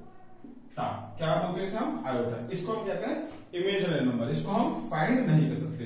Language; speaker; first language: Hindi; native; Hindi